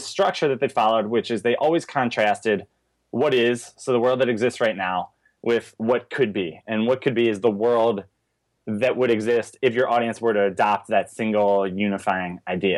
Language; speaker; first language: English; native; English